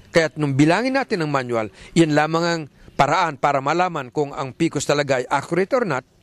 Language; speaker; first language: Filipino; native; Filipino